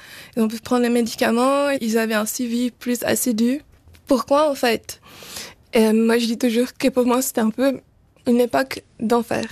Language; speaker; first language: French; early bilingual, other home language; Portuguese